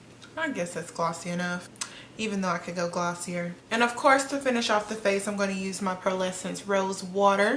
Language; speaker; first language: English; native; English